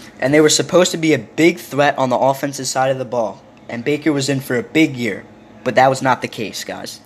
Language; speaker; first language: English; native; English